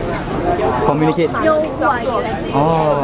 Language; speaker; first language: English; non-native, local second language; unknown